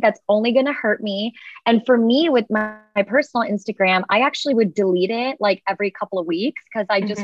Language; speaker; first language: English; native; English